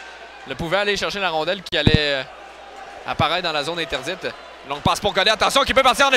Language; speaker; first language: French; native; French